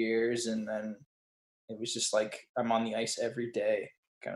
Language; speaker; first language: English; native; English